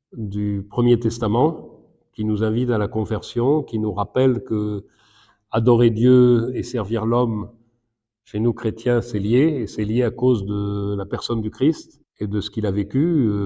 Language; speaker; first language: French; native; French